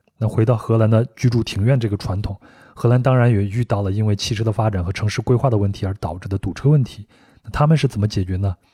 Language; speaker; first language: Chinese; native; Chinese